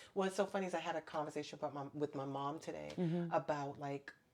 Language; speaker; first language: English; native; English